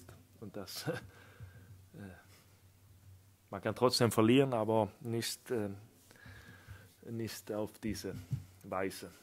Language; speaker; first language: German; non-native, fluent; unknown